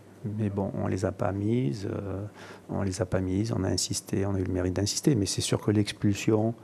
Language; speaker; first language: French; native; French